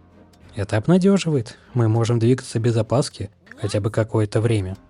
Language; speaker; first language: Russian; native; Russian